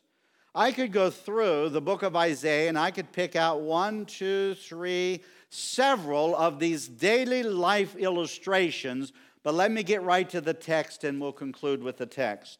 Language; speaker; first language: English; native; English